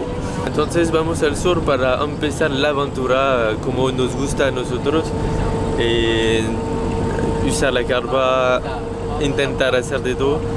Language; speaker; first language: Spanish; non-native, fluent; French